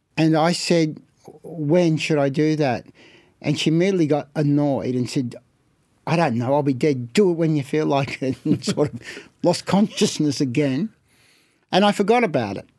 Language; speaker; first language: English; native; English